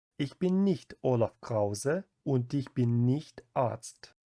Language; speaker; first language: German; non-native, fluent; Ukrainian